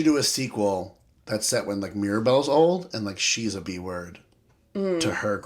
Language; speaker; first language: English; native; English